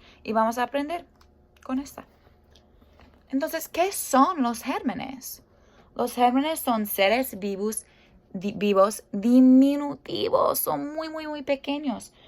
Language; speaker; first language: Spanish; non-native, fluent; English